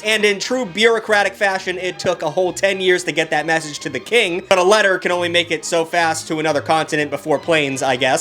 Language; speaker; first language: English; native; English